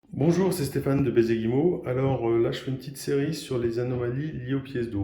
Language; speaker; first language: French; native; French